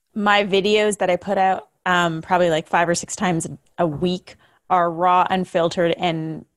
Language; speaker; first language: English; early bilingual, other home language; Hindi